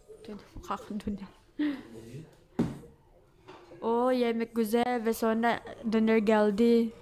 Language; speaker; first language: Turkish; non-native, learner; Filipino